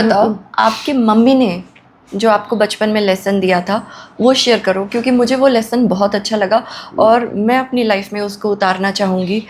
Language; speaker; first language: Hindi; native; Hindi